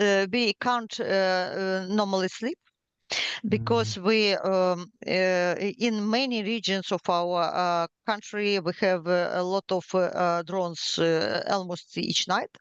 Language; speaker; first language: English; non-native, learner; Ukrainian